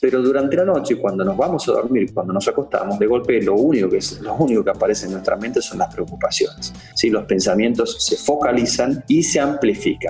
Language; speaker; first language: Spanish; native; Spanish